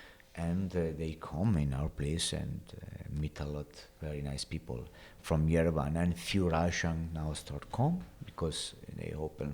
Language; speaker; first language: English; non-native, learner; Italian